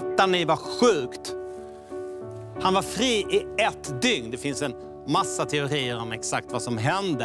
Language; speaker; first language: Swedish; native; Swedish